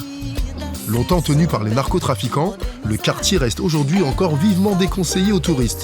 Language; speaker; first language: French; native; French